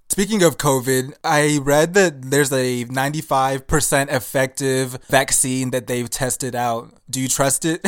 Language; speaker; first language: English; early bilingual, other home language; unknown